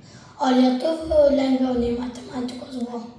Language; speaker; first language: Lithuanian; non-native, local second language; Russian